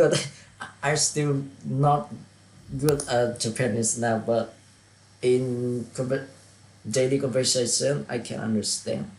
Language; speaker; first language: English; non-native, learner; Vietnamese